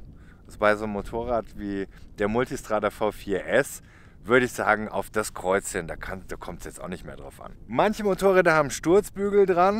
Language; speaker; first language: German; native; German